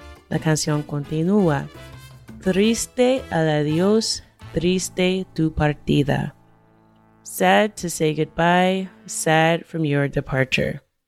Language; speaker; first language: English; native; English